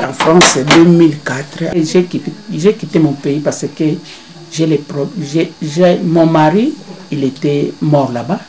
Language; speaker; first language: French; non-native, learner; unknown